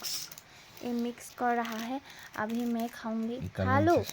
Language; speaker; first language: Hindi; non-native, local second language; Assamese